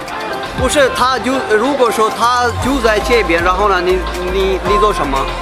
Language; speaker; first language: Chinese; non-native, learner; Urdu